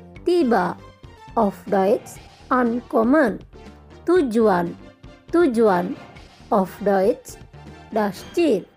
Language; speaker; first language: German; non-native, fluent; Indonesian